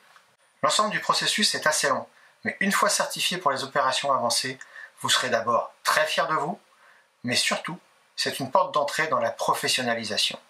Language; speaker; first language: French; native; French